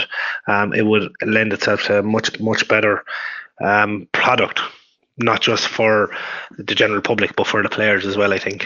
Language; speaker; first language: English; native; English